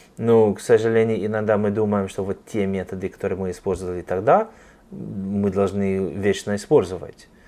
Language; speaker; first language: Russian; non-native, fluent; English